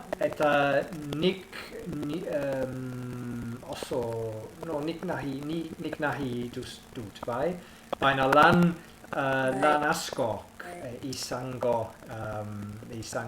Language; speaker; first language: Basque; non-native, learner; English